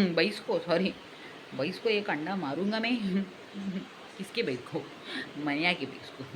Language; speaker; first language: Hindi; non-native, local second language; Marathi